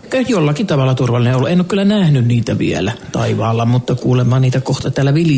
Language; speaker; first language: Finnish; native; Finnish